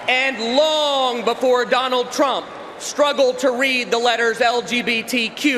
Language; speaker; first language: English; native; English